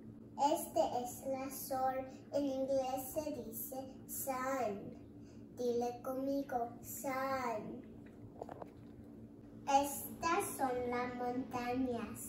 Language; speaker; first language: Spanish; early bilingual, heritage; English